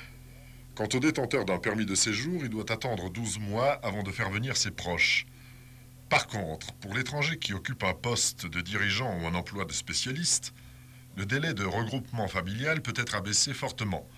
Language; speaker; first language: French; native; French